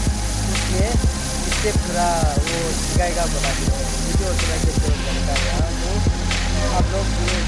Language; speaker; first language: Hindi; non-native, local second language; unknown